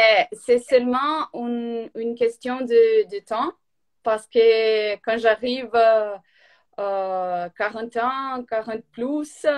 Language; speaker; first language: French; non-native, learner; Portuguese